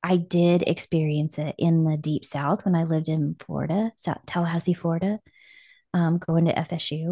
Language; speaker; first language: English; native; English